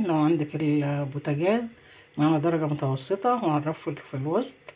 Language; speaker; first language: Arabic; native; Arabic